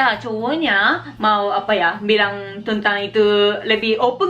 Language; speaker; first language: Indonesian; non-native, learner; Japanese